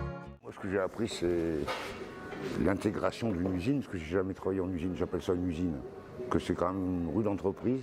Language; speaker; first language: French; native; French